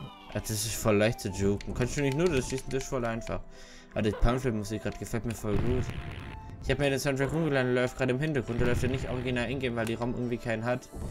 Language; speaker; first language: German; native; German